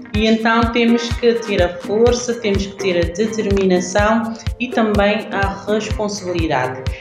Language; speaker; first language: Portuguese; non-native, local second language; Kabuverdianu